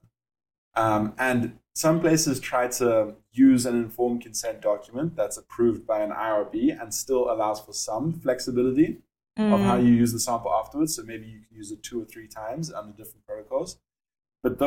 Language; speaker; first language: English; native; English